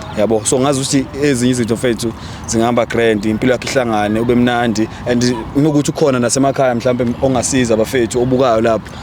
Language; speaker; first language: Zulu; native; Zulu